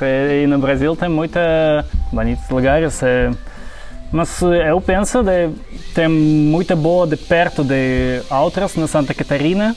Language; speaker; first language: Portuguese; non-native, learner; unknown